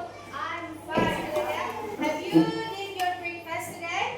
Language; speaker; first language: English; non-native, learner; Indonesian